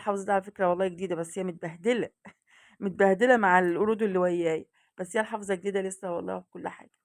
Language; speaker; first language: Arabic; native; Arabic